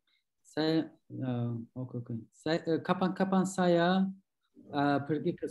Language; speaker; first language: Indonesian; non-native, learner; Turkish